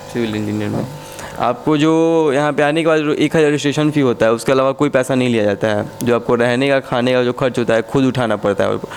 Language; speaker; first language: Hindi; native; Hindi